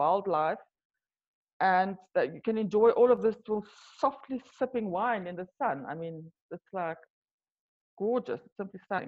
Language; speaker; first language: English; non-native, local second language; Afrikaans